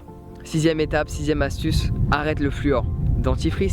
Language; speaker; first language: French; native; French